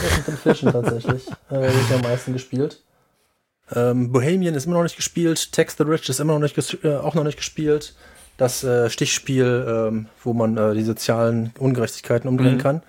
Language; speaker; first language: German; native; German